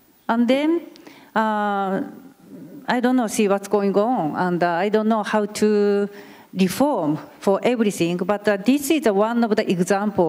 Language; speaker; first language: English; non-native, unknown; Japanese